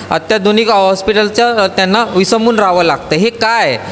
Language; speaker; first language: Marathi; native; Marathi